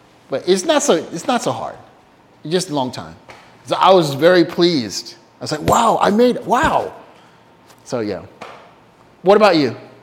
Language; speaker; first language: English; native; English